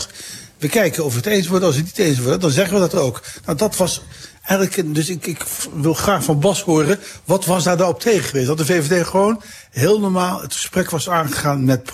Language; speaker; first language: Dutch; native; Dutch